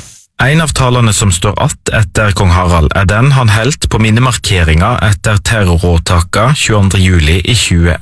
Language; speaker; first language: Norwegian; native; Norwegian